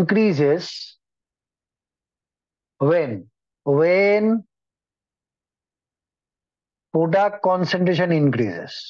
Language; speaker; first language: English; non-native, local second language; Hindi